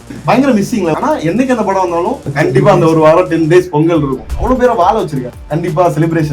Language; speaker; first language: Tamil; native; Tamil